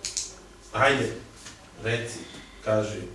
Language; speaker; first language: Hebrew; non-native, fluent; Serbian